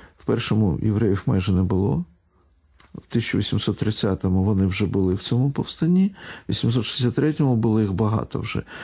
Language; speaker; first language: Ukrainian; non-native, local second language; Russian